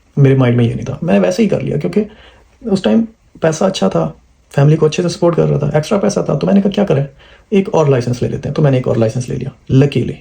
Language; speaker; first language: Urdu; non-native, local second language; Punjabi